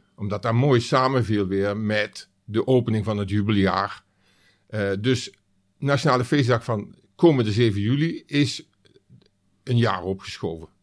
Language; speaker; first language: Dutch; native; Dutch